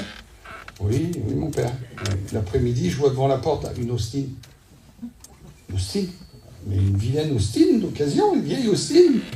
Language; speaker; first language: French; native; French